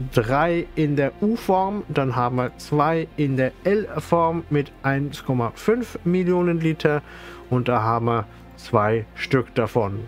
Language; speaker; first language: German; native; German